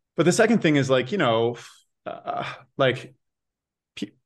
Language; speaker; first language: English; native; English